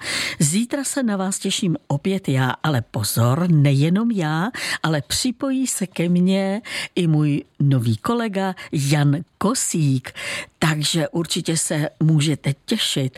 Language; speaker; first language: Czech; native; Czech